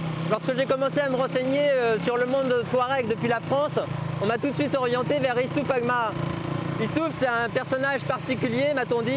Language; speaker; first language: French; native; French